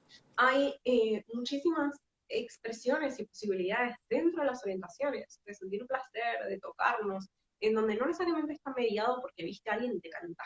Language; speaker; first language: Spanish; native; Spanish